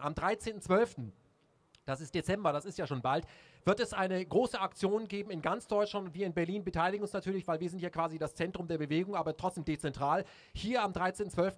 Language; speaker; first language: German; native; German